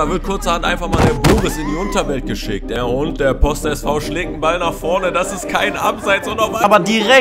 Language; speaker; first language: German; native; German